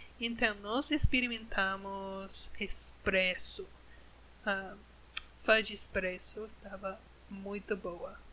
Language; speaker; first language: Portuguese; non-native, learner; English